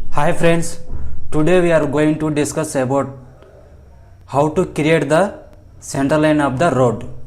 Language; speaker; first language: English; non-native, local second language; Telugu